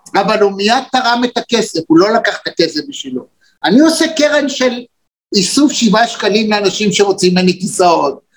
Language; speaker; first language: Hebrew; native; Hebrew